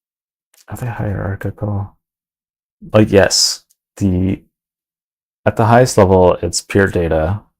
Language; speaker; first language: English; native; English